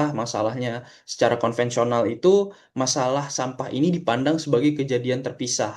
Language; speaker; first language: Indonesian; native; Indonesian